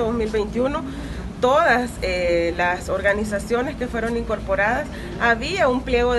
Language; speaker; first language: Spanish; native; Spanish